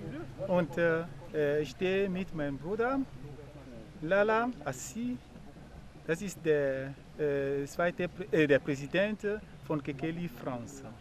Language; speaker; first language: German; non-native, fluent; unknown